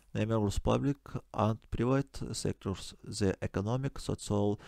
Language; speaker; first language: English; non-native, learner; Russian